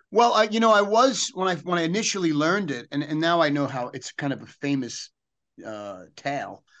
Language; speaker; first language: English; native; English